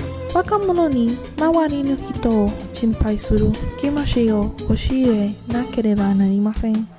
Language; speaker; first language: Japanese; non-native, learner; Spanish